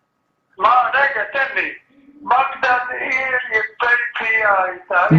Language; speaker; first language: Hebrew; early bilingual, other home language; Arabic